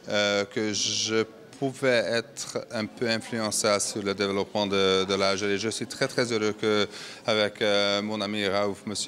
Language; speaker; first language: French; non-native, fluent; Hungarian